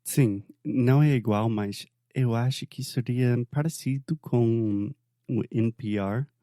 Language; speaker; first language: Portuguese; non-native, fluent; English